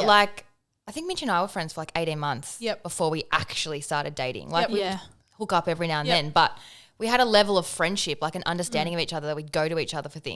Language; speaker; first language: English; native; English